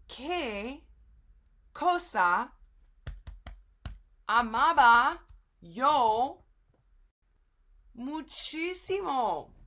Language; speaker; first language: Spanish; non-native, fluent; English